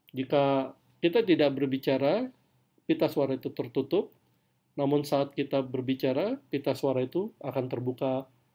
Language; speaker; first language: Indonesian; native; Indonesian